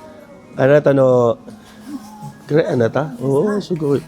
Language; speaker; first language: Japanese; non-native, learner; Filipino